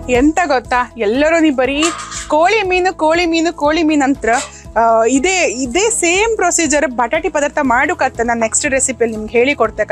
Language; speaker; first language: Kannada; native; Kannada